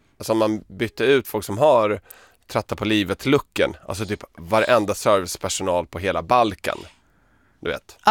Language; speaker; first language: Swedish; early bilingual, other home language; Serbian